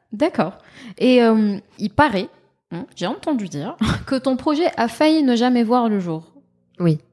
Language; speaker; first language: French; non-native, local second language; Arabic